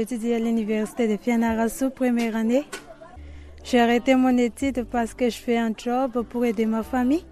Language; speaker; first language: French; non-native, local second language; Malagasy